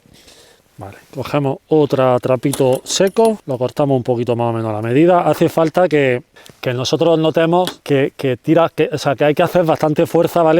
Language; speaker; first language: Spanish; native; Spanish